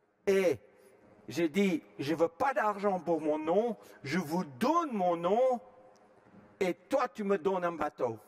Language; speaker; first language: French; non-native, fluent; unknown